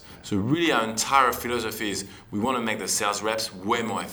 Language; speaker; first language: English; non-native, fluent; French